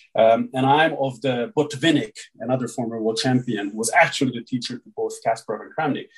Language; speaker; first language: English; early bilingual, other home language; Hungarian